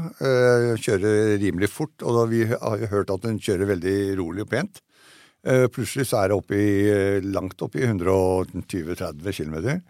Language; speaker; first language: Norwegian; native; Norwegian